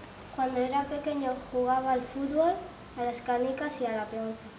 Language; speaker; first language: Spanish; native; Spanish